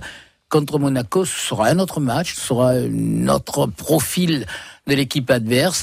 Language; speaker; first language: French; native; French